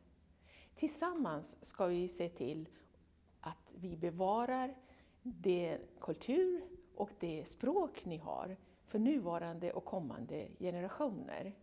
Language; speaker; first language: Swedish; non-native, fluent; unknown